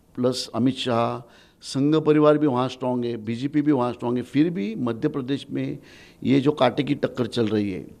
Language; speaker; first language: Hindi; non-native, local second language; Gujarati